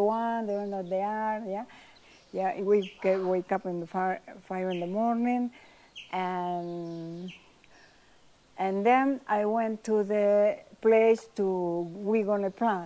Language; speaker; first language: English; non-native, learner; Spanish